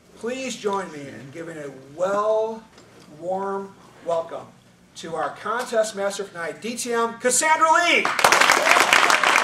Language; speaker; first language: English; native; English